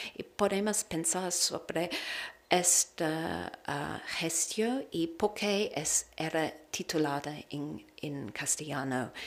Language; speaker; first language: Spanish; non-native, learner; English